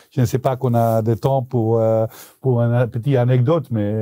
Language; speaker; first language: French; non-native, local second language; Dutch